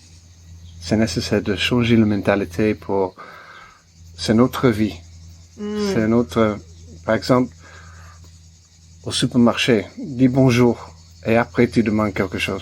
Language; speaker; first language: French; non-native, learner; English